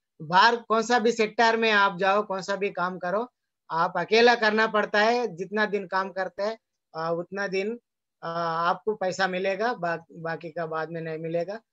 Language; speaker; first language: Hindi; non-native, local second language; Telugu